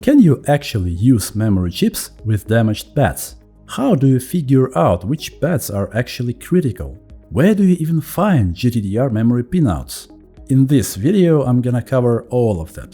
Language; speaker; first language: English; non-native, fluent; Russian